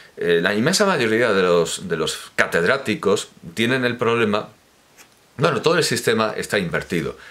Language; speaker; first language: Spanish; native; Spanish